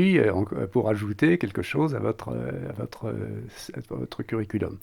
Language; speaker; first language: French; native; French